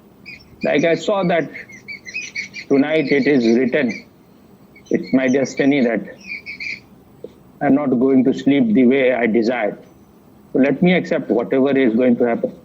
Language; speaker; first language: English; non-native, fluent; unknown